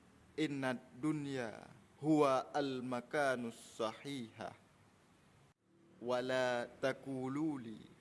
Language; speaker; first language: Arabic; non-native, learner; Achinese